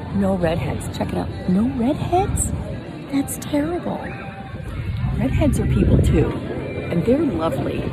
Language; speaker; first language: English; early bilingual, other home language; Norwegian